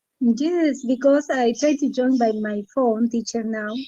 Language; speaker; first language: English; non-native, learner; Spanish